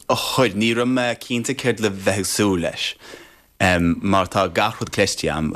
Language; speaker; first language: Irish; non-native, fluent; English